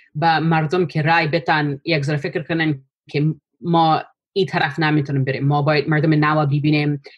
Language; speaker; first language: Persian; early bilingual, heritage; Persian